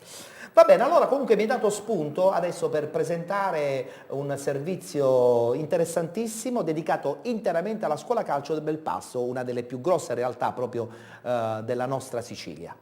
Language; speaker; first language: Italian; native; Italian